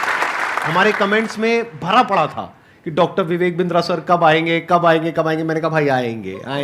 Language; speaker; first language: Hindi; native; Hindi